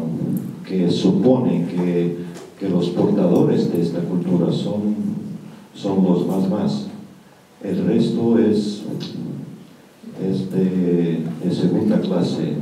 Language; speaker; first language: Spanish; non-native, fluent; Russian